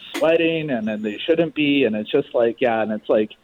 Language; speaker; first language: English; native; English